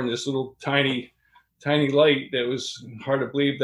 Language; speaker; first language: English; native; English